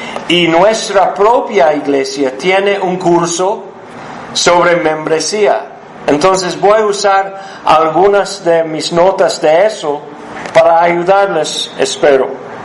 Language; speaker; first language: Spanish; non-native, fluent; English